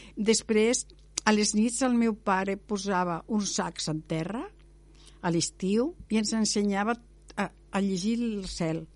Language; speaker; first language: Catalan; non-native, local second language; Spanish